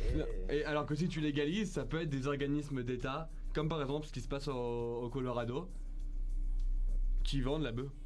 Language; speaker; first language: French; native; French